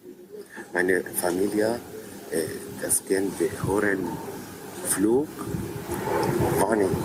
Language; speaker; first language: German; non-native, learner; Arabic